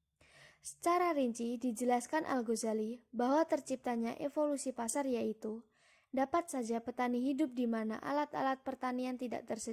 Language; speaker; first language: Indonesian; native; Indonesian